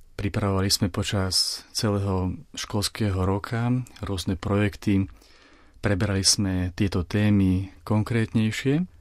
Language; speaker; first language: Slovak; native; Slovak